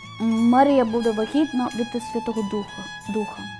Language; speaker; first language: Ukrainian; non-native, learner; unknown